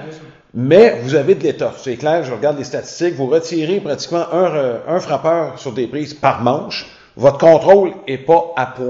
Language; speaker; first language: French; native; French